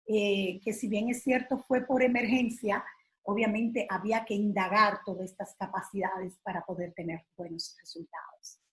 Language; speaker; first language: Spanish; native; Spanish